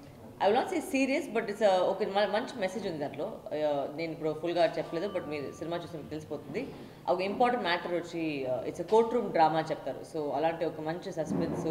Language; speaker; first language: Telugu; non-native, learner; Tamil